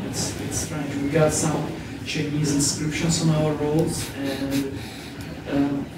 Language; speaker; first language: English; non-native, fluent; Russian